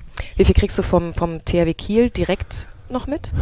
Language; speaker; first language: German; native; German